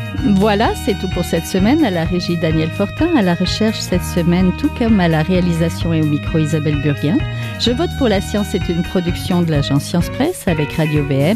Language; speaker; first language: French; native; French